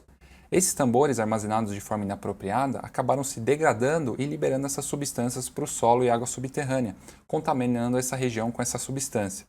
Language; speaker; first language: Portuguese; native; Portuguese